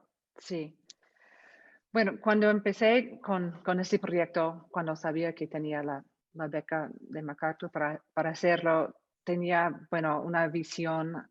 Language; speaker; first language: Spanish; non-native, fluent; English